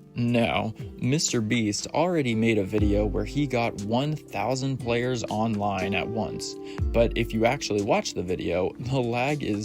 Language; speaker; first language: English; native; English